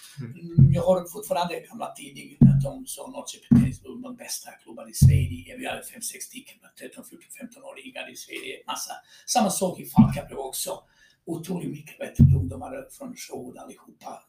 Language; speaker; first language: Swedish; non-native, fluent; Croatian